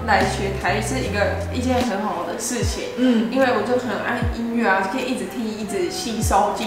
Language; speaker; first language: Chinese; non-native, fluent; English